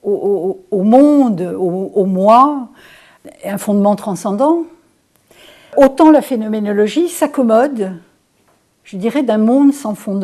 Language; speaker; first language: French; native; French